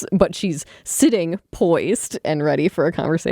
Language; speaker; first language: English; native; English